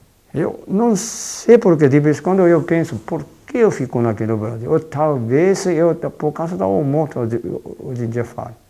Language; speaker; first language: Portuguese; non-native, fluent; Japanese